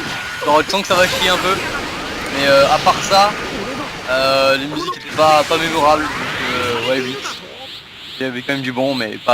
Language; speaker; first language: French; native; French